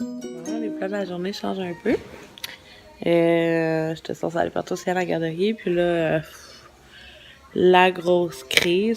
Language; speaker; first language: French; native; French